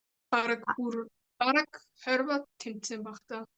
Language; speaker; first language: Mongolian; early bilingual, heritage; Mongolian